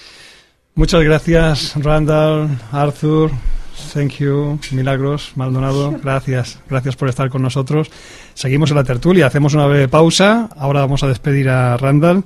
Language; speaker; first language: Spanish; native; Spanish